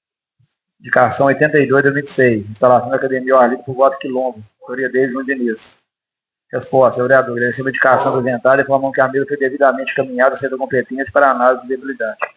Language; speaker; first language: Portuguese; native; Portuguese